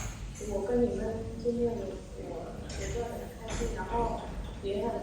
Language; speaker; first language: Chinese; non-native, learner; Vietnamese